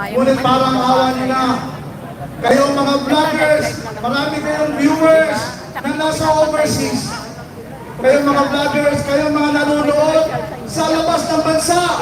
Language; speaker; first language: Filipino; non-native, local second language; Iloko